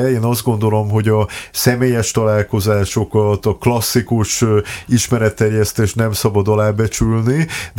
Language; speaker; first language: Hungarian; native; Hungarian